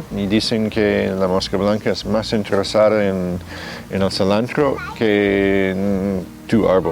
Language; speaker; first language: Spanish; non-native, fluent; English